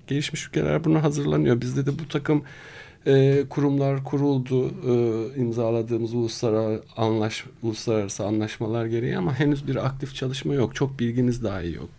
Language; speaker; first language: Turkish; native; Turkish